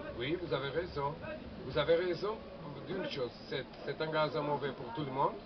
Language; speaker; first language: French; non-native, fluent; Portuguese